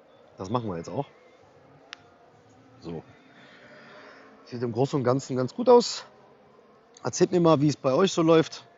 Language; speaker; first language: German; native; German